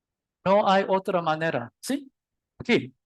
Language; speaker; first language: Spanish; non-native, learner; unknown